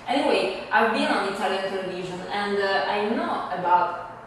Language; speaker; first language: English; non-native, fluent; Italian